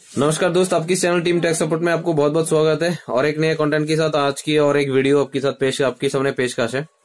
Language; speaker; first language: Hindi; non-native, local second language; Bangla